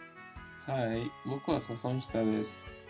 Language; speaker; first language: Japanese; non-native, learner; Spanish